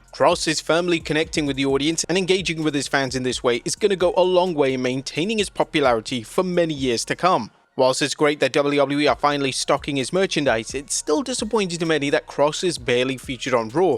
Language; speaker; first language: English; native; English